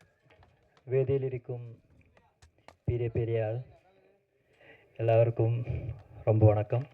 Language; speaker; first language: Tamil; non-native, learner; Malayalam